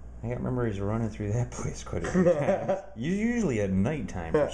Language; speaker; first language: English; native; English